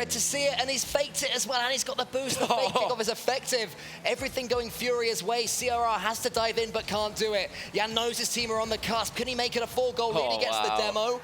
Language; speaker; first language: English; native; English